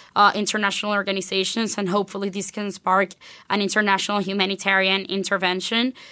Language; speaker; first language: English; non-native, fluent; Spanish